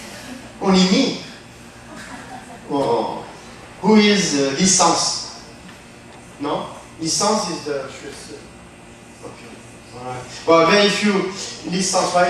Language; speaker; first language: English; non-native, fluent; French